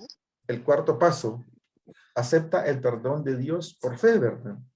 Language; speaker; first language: Spanish; native; Spanish